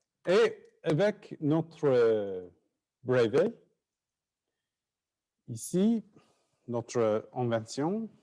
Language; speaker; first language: French; non-native, fluent; English